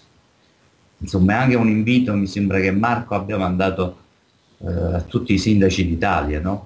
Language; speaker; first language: Italian; native; Italian